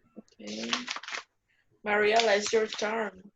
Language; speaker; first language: English; non-native, learner; Spanish